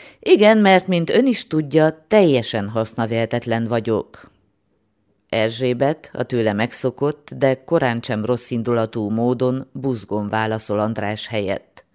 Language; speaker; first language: Hungarian; native; Hungarian